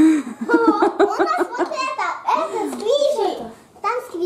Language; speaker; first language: Russian; early bilingual, other home language; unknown